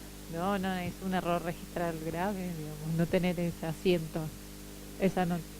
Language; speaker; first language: Spanish; native; Spanish